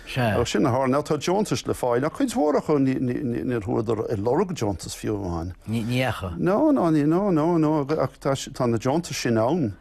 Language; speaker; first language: Irish; non-native, local second language; English